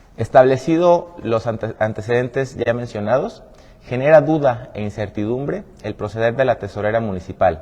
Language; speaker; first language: Spanish; native; Spanish